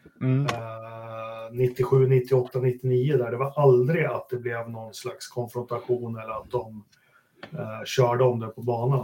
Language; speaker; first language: Swedish; native; Swedish